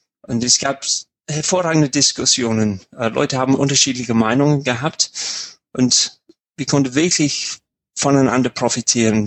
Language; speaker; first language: German; non-native, fluent; English